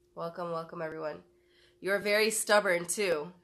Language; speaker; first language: English; native; English